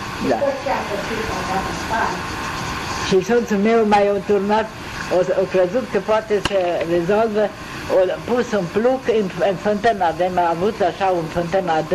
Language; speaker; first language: Romanian; non-native, local second language; German